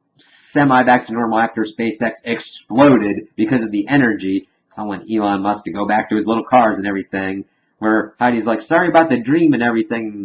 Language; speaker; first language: English; native; English